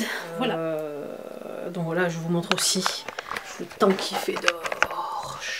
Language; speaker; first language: French; native; French